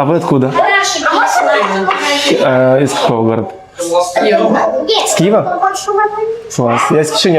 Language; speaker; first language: Russian; native; Russian